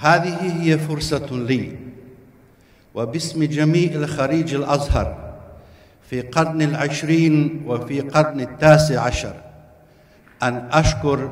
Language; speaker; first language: Arabic; non-native, fluent; Bosnian